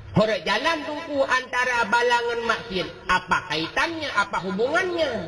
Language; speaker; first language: Malay; non-native, local second language; Achinese